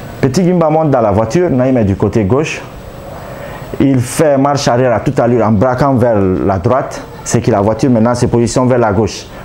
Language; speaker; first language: French; non-native, local second language; Arabic